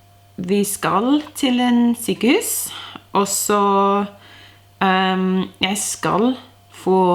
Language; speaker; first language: Norwegian; non-native, fluent; English